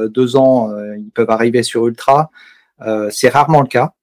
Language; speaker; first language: French; native; French